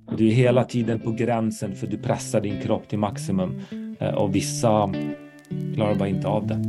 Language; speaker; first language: Swedish; early bilingual, other home language; Arabic